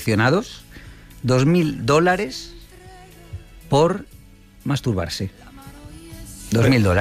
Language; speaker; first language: Spanish; native; Spanish